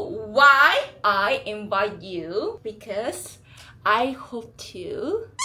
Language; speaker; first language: English; non-native, learner; Korean